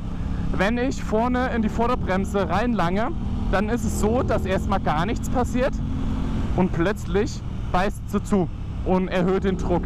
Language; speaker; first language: German; native; German